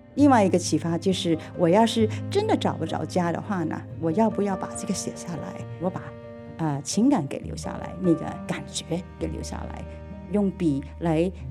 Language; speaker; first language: Chinese; early bilingual, heritage; Chinese